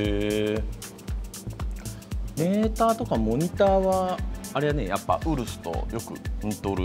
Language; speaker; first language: Japanese; native; Japanese